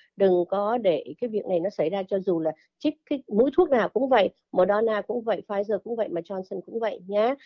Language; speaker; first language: Vietnamese; native; Vietnamese